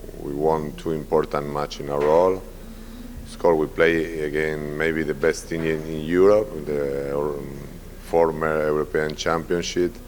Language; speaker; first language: English; non-native, learner; Spanish